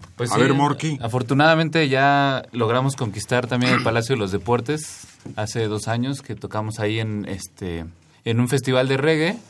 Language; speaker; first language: Spanish; native; Spanish